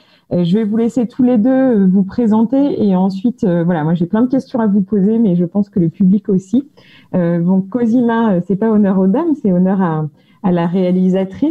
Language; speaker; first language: French; native; French